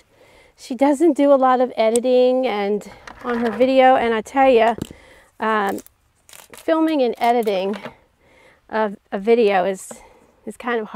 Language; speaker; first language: English; native; English